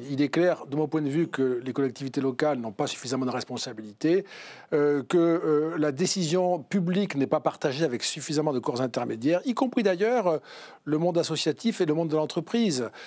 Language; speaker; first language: French; native; French